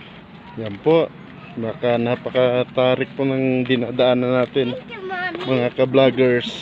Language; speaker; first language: Filipino; native; Filipino